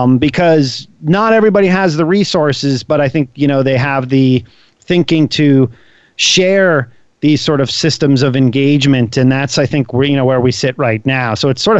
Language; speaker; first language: English; native; English